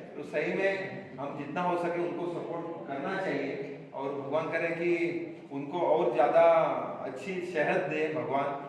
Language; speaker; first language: Hindi; non-native, local second language; Marathi